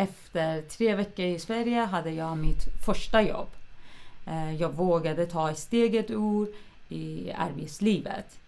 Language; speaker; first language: Swedish; non-native, fluent; Persian